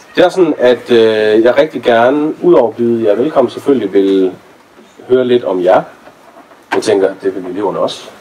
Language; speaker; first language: Danish; native; Danish